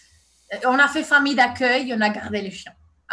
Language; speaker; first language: French; non-native, fluent; Spanish